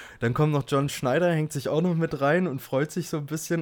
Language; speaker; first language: German; native; German